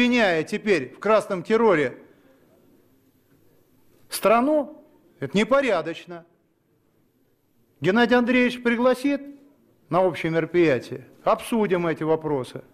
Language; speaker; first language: Russian; native; Russian